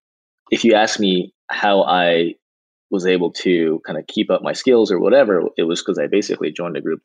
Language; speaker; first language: English; native; English